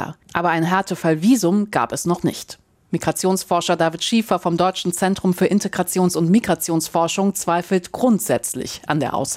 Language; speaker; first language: German; native; German